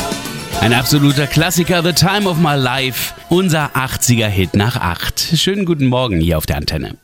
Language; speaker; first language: German; native; German